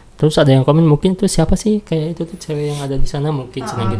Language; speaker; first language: Indonesian; native; Indonesian